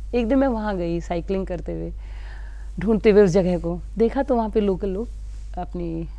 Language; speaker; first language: Hindi; native; Hindi